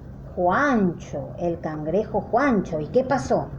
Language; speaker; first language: Spanish; native; Spanish